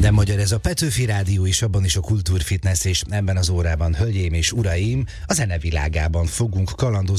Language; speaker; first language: Hungarian; native; Hungarian